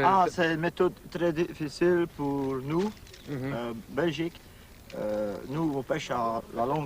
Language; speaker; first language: French; non-native, learner; Dutch